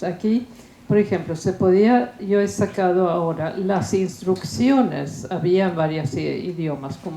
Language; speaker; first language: Spanish; non-native, fluent; Swedish